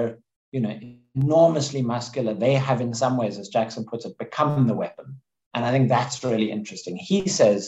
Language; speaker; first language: English; native; English